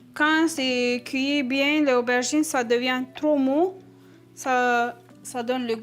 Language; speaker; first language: French; non-native, learner; Turkish